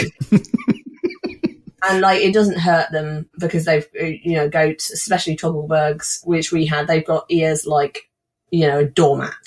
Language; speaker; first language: English; native; English